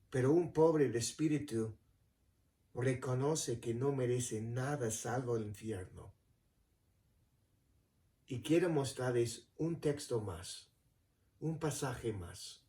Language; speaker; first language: Spanish; non-native, fluent; English